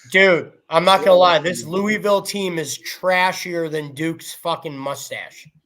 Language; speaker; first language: English; native; English